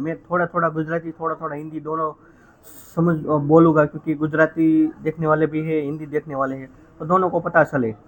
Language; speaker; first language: Hindi; non-native, local second language; Gujarati